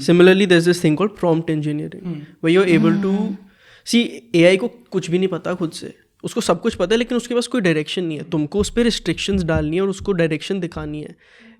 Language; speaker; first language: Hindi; early bilingual, heritage; Hindi